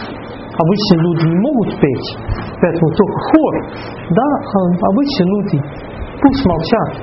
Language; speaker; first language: Russian; non-native, fluent; Dutch